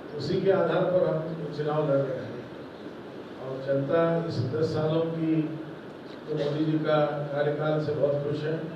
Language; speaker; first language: Hindi; non-native, local second language; Marathi